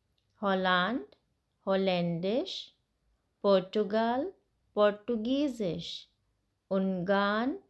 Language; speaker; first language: German; non-native, fluent; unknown